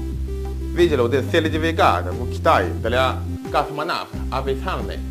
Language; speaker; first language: Russian; non-native, learner; Chinese